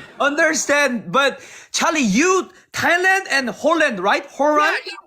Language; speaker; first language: English; non-native, learner; Korean